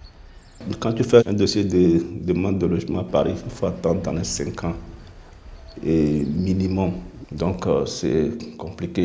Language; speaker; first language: French; non-native, fluent; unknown